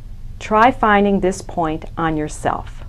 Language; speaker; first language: English; native; English